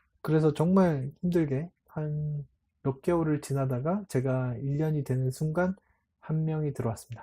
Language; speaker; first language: Korean; native; Korean